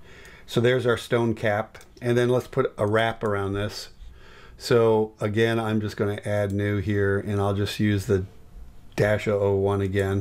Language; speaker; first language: English; native; English